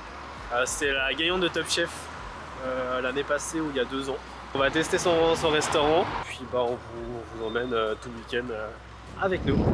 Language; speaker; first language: French; native; French